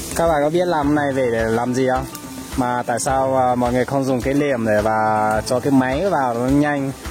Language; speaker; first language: Vietnamese; non-native, local second language; Iu Mien